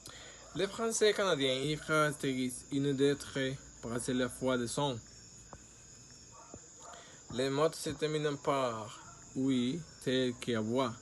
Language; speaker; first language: French; non-native, learner; Spanish